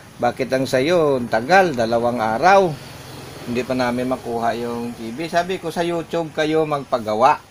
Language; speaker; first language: Filipino; non-native, local second language; Hiligaynon